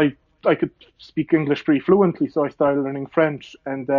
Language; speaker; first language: English; non-native, fluent; Polish